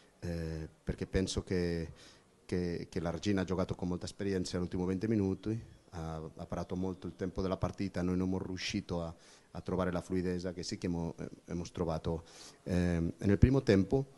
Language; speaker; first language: Italian; non-native, learner; Spanish